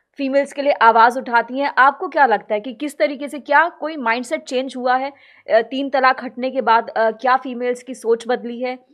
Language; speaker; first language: Hindi; native; Hindi